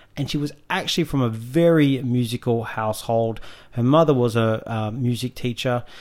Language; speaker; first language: English; native; English